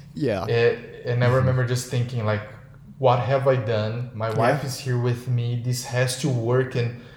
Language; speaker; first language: English; non-native, fluent; Portuguese